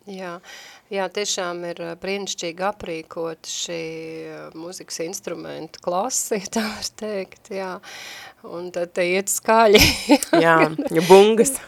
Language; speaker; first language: Latvian; native; Latvian